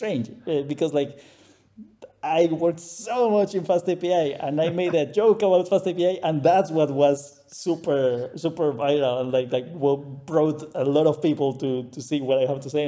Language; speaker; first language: English; non-native, fluent; Spanish